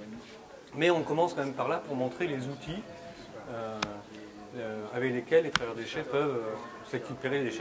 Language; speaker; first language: French; native; French